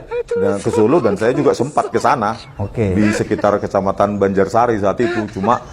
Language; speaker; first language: Indonesian; native; Indonesian